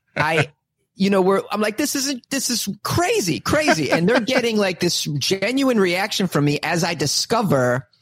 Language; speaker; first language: English; native; English